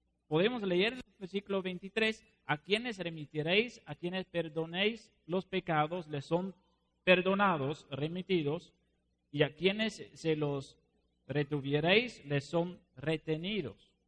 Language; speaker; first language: Spanish; non-native, fluent; Dutch